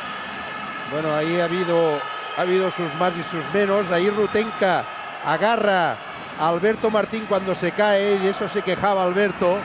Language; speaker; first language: Spanish; native; Spanish